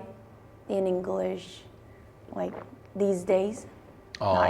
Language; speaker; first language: English; non-native, fluent; Korean